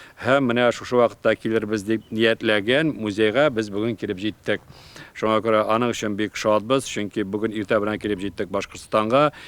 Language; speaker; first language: Tatar; native; Tatar